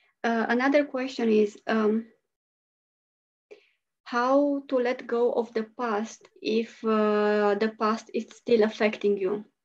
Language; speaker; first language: English; non-native, fluent; Romanian